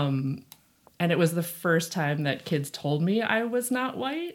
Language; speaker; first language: English; native; English